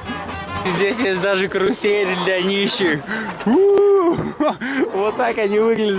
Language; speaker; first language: Russian; native; Russian